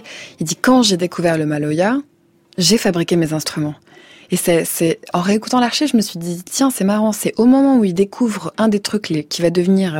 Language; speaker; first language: French; native; French